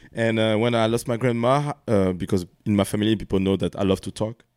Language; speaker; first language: English; non-native, learner; French